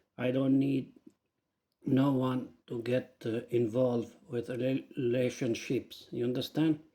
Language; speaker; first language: English; non-native, learner; Albanian